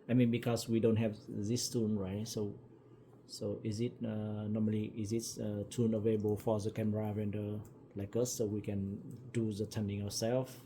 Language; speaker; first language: English; non-native, learner; Vietnamese